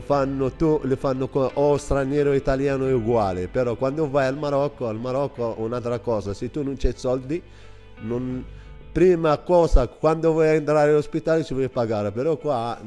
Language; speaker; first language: Italian; non-native, learner; Arabic